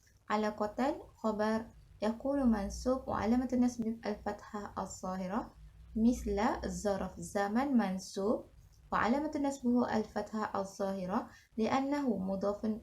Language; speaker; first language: Arabic; non-native, learner; Malay